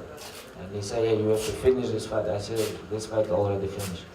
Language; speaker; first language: English; non-native, learner; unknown